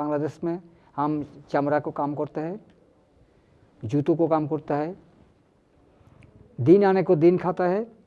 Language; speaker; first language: Hindi; non-native, learner; Bangla